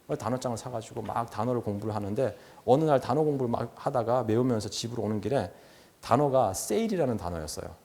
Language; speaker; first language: Korean; native; Korean